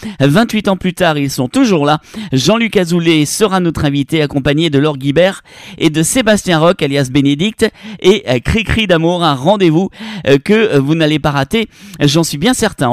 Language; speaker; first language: French; native; French